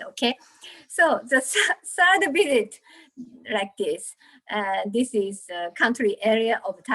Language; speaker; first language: English; non-native, learner; Japanese